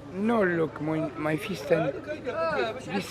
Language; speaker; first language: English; non-native, learner; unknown